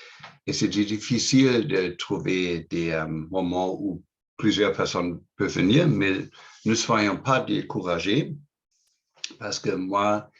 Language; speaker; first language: French; non-native, fluent; English